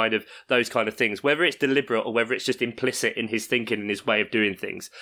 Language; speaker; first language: English; native; English